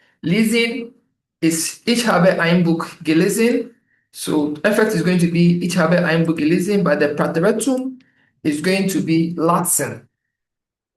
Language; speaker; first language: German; non-native, fluent; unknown